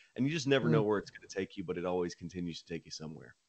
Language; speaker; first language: English; native; English